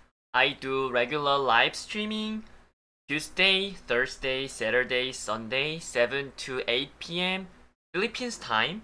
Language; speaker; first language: English; non-native, learner; Korean